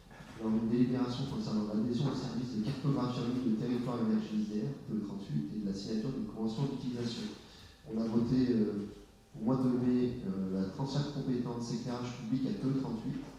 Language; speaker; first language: French; native; French